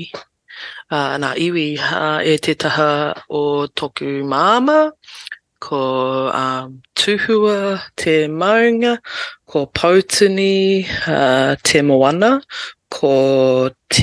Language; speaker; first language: English; native; English